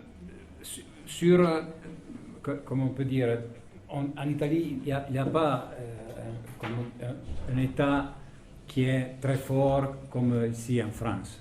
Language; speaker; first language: French; non-native, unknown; Italian